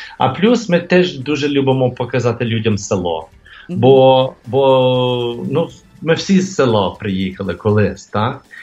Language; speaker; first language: Ukrainian; early bilingual, heritage; English